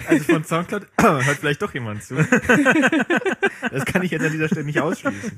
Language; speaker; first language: German; native; German